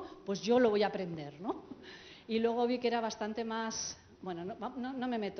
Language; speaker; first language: Spanish; native; Spanish